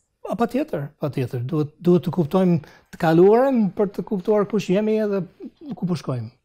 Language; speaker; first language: Albanian; non-native, fluent; English